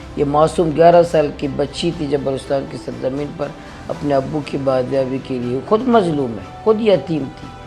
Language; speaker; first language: Urdu; non-native, local second language; Baluchi